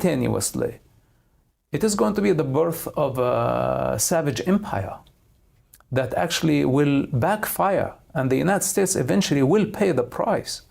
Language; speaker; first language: English; non-native, fluent; Arabic